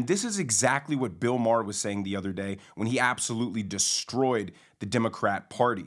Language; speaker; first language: English; native; English